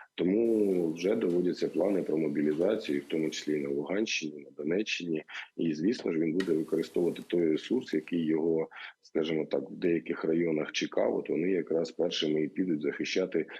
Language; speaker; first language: Ukrainian; non-native, local second language; Russian